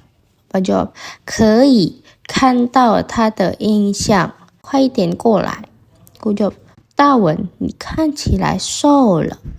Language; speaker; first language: Chinese; non-native, fluent; Indonesian